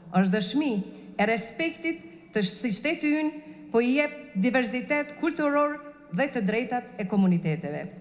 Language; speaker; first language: Albanian; non-native, local second language; Romany